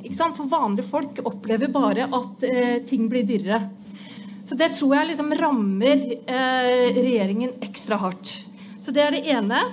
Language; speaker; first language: Norwegian; native; Norwegian